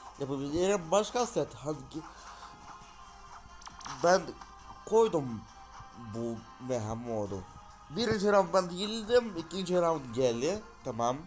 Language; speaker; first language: Turkish; non-native, learner; Russian